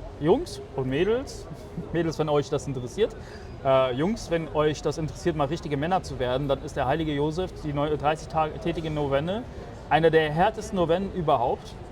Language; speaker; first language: German; early bilingual, other home language; Polish